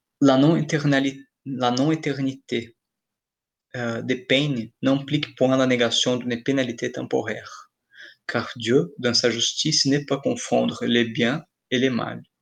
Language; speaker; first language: French; non-native, fluent; Portuguese